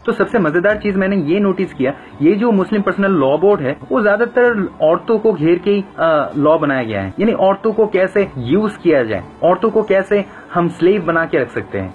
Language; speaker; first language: Hindi; non-native, fluent; Bangla